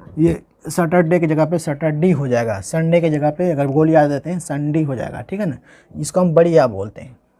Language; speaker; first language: Hindi; native; Hindi